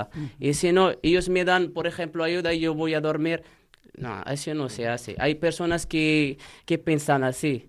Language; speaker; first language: Spanish; non-native, learner; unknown